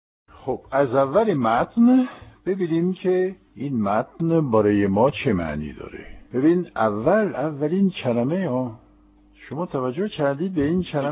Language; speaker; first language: Persian; non-native, fluent; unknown